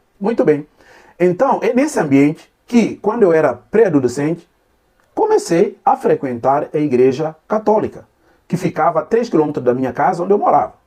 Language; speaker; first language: Portuguese; non-native, local second language; Upper Guinea Crioulo